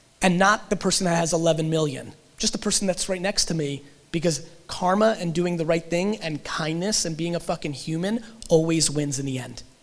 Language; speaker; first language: English; early bilingual, other home language; Russian